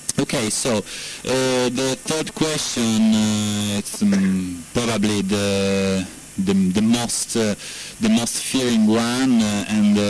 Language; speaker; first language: English; non-native, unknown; Italian